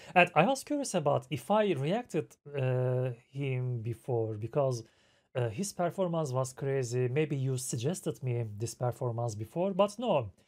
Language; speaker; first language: English; non-native, fluent; Turkish